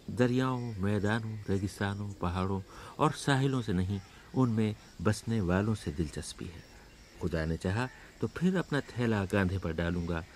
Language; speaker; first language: Urdu; native; Urdu